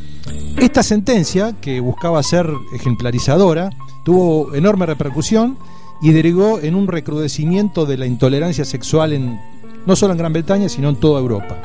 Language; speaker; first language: Spanish; native; Spanish